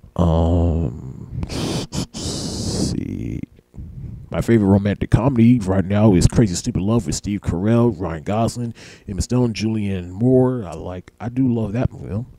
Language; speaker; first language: English; native; English